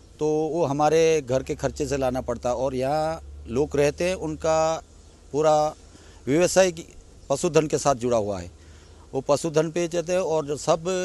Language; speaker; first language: Hindi; non-native, local second language; Kachhi